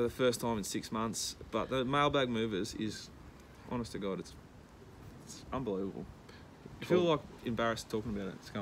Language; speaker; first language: English; native; English